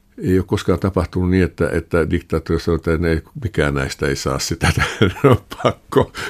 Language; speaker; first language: Finnish; non-native, local second language; Swedish